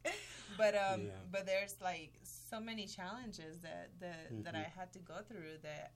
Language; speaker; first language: English; non-native, fluent; Spanish